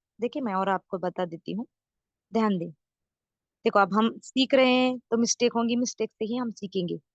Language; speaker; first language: Hindi; native; Hindi